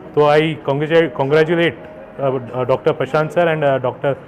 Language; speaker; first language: Hindi; non-native, local second language; Kannada